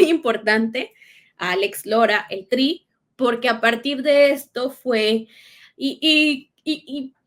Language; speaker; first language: Spanish; native; Spanish